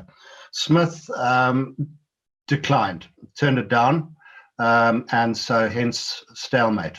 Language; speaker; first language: English; native; English